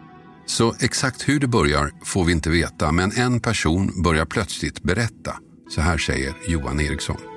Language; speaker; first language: Swedish; native; Swedish